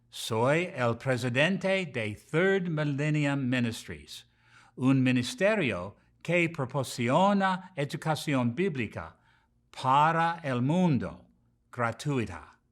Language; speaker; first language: Spanish; non-native, learner; English